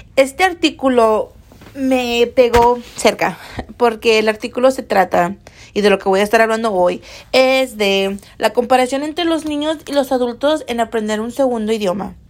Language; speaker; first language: Spanish; early bilingual, heritage; Spanish